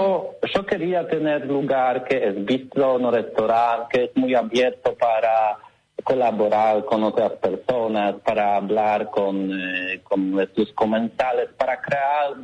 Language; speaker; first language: Spanish; non-native, learner; Polish